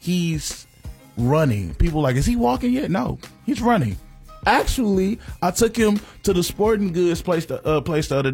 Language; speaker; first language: English; native; English